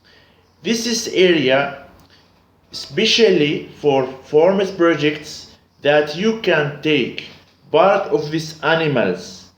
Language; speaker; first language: English; non-native, learner; Arabic